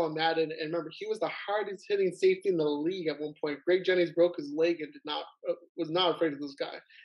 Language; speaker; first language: English; native; English